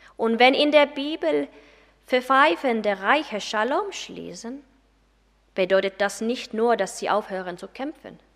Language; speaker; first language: German; non-native, fluent; Finnish